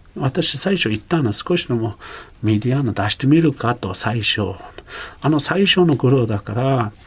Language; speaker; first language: Japanese; non-native, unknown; Uyghur